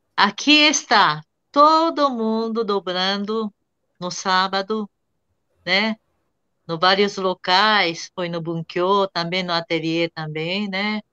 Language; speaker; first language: Portuguese; non-native, fluent; Japanese